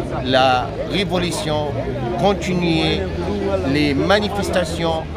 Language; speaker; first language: French; non-native, local second language; Arabic